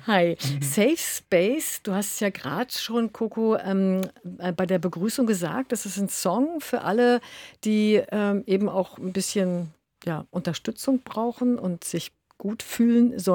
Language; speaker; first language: German; native; German